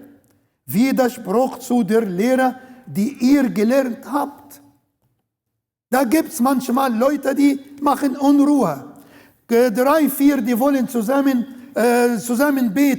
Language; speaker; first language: German; non-native, learner; Arabic